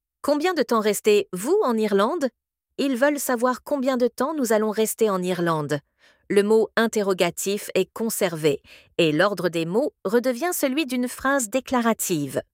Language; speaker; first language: French; native; French